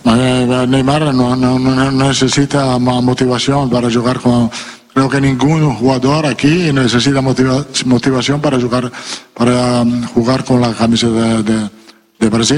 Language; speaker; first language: Portuguese; non-native, learner; Italian